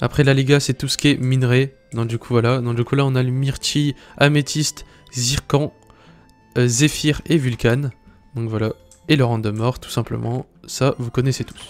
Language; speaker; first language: French; native; French